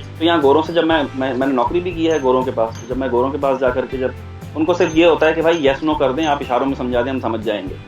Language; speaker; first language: Urdu; non-native, local second language; Punjabi